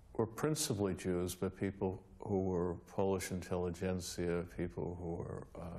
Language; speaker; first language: English; native; English